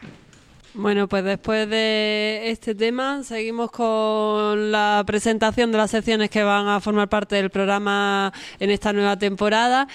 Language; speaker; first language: Spanish; native; Spanish